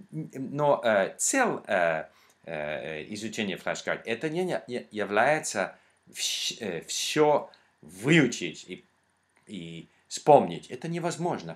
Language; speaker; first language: Russian; non-native, learner; English